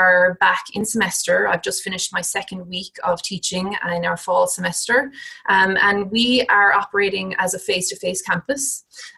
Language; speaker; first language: English; native; English